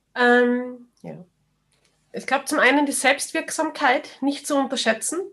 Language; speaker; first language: German; native; German